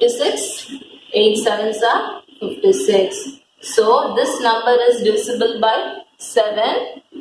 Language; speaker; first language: English; non-native, local second language; Tamil